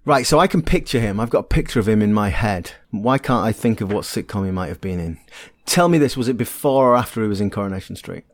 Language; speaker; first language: English; native; English